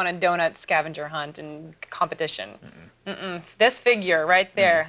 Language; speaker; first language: English; native; English